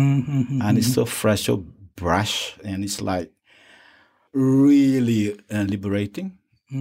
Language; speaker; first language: English; non-native, local second language; Malay